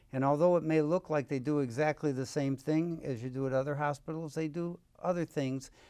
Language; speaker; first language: English; native; English